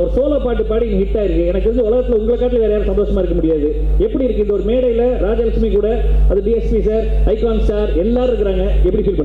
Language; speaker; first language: Tamil; native; Tamil